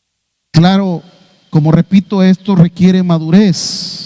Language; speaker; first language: Spanish; native; Spanish